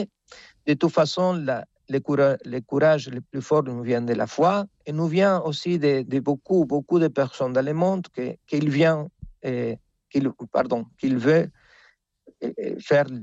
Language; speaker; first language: French; non-native, fluent; Spanish